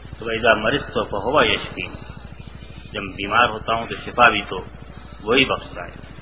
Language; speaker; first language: Urdu; native; Urdu